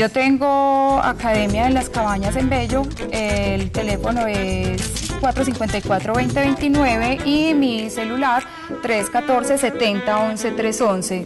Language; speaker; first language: Spanish; native; Spanish